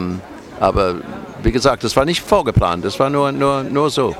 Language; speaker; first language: German; non-native, fluent; English